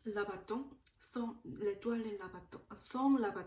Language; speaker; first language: French; non-native, learner; Korean